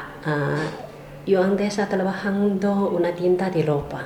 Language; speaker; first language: Spanish; non-native, learner; Chinese